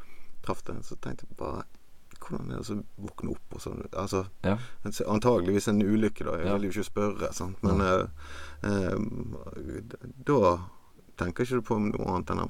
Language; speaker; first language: Norwegian; native; Norwegian